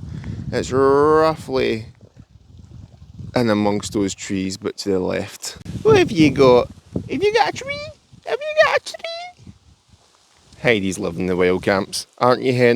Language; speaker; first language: English; native; English